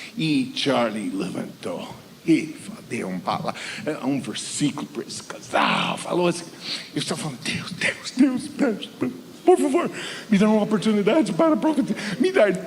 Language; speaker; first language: Portuguese; non-native, fluent; English